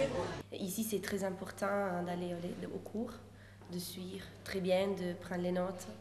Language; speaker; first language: French; non-native, learner; Italian